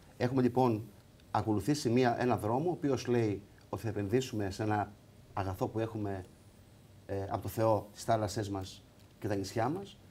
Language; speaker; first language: Greek; native; Greek